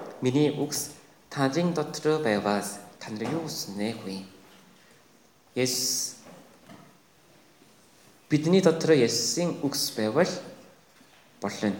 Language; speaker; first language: Mongolian; non-native, fluent; Korean